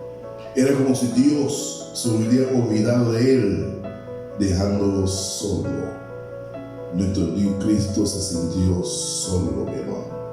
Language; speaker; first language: Spanish; native; Spanish